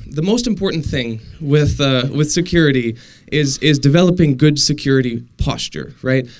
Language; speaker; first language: English; native; English